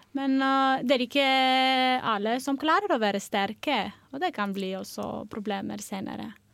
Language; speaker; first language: Norwegian; non-native, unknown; Romanian